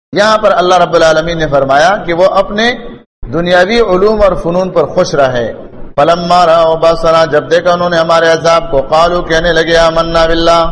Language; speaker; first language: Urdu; non-native, local second language; Pashto